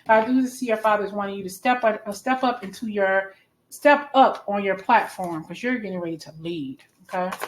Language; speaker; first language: English; native; English